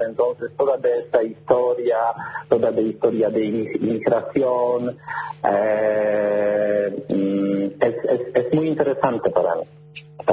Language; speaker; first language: Spanish; non-native, learner; Polish